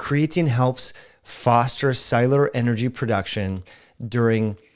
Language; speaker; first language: English; native; English